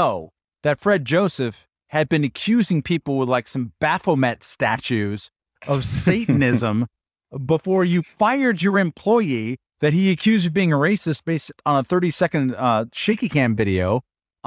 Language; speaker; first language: English; native; English